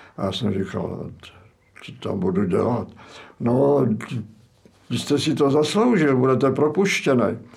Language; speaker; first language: Czech; native; Czech